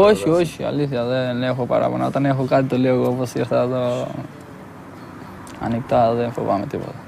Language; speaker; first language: Greek; non-native, fluent; Albanian